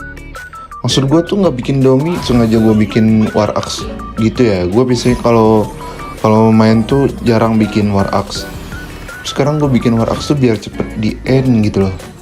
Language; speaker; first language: Indonesian; native; Indonesian